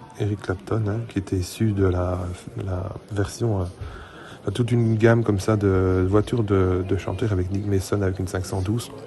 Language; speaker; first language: French; native; French